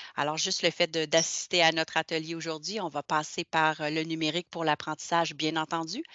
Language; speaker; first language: French; native; French